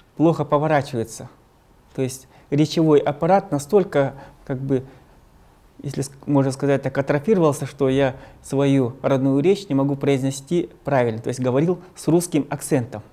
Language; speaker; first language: Russian; non-native, local second language; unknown